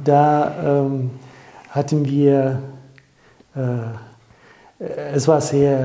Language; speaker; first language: German; non-native, fluent; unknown